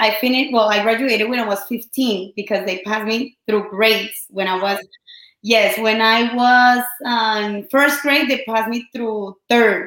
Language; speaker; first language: English; non-native, fluent; Spanish